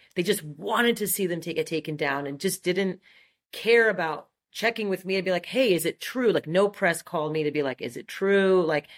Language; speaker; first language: English; non-native, fluent; French